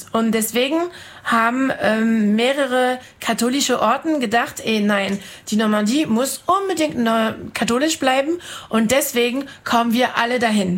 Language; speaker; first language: German; non-native, fluent; French